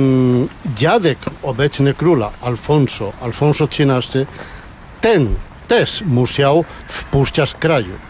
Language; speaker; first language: Polish; non-native, learner; Spanish